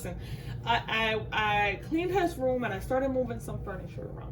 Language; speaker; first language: English; native; English